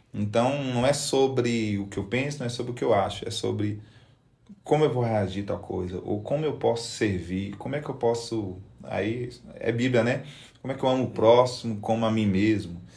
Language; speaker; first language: Portuguese; native; Portuguese